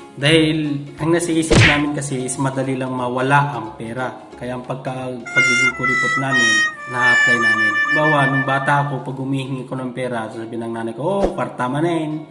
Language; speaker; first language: Filipino; non-native, local second language; Iloko